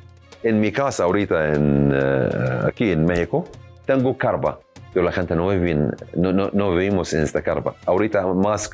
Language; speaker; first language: Spanish; non-native, learner; Arabic